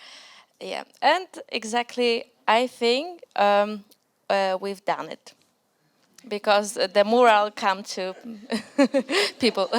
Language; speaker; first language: English; non-native, learner; Polish